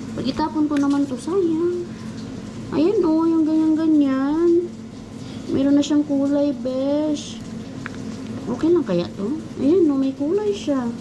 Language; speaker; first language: Filipino; non-native, local second language; Cebuano